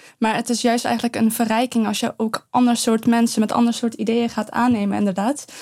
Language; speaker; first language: Dutch; early bilingual, other home language; Persian